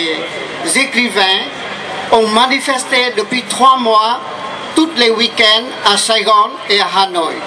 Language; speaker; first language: French; non-native, fluent; Vietnamese